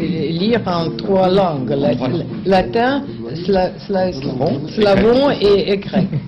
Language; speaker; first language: French; non-native, fluent; Russian